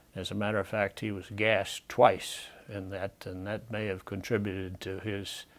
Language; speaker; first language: English; native; English